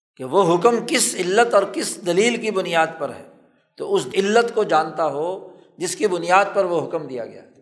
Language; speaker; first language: Urdu; non-native, local second language; Punjabi